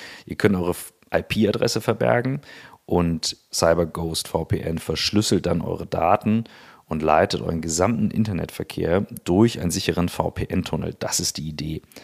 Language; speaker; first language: German; native; German